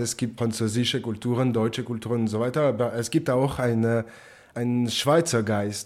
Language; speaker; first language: German; non-native, local second language; French